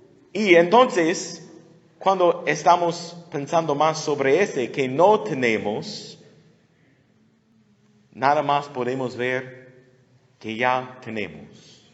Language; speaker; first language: Spanish; non-native, learner; English